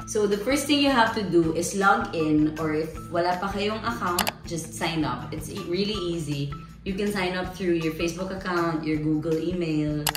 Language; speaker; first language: English; non-native, local second language; Filipino